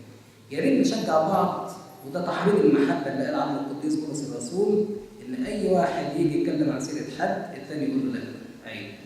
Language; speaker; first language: Arabic; native; Arabic